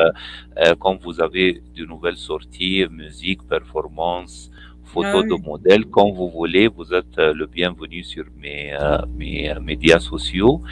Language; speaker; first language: French; non-native, fluent; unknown